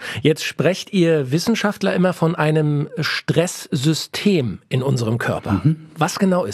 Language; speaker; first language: German; native; German